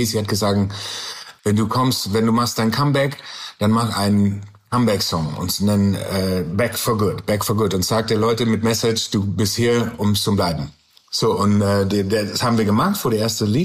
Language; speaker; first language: German; non-native, learner; English